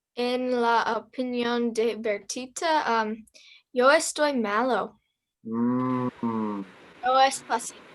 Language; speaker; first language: Spanish; non-native, learner; English